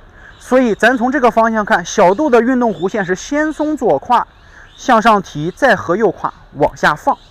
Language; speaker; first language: Chinese; native; Chinese